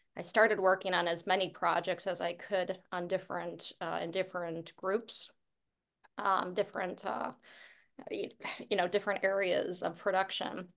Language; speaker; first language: English; native; English